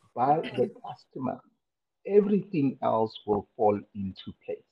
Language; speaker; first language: English; non-native, local second language; Tswana